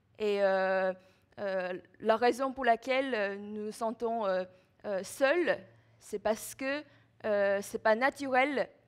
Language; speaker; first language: French; non-native, fluent; Chinese